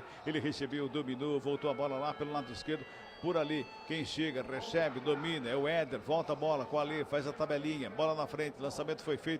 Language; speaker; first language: Portuguese; native; Portuguese